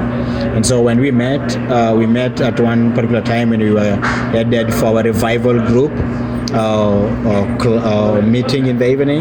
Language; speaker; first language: English; non-native, local second language; Luo (Kenya and Tanzania)